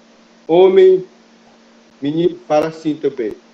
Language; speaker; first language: Portuguese; non-native, local second language; Kayapó